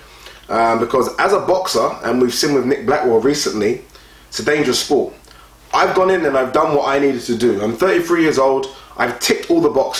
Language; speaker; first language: English; native; English